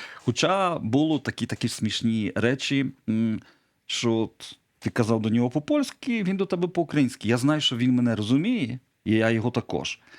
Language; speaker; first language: Ukrainian; non-native, local second language; Polish